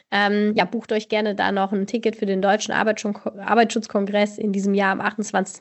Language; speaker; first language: German; native; German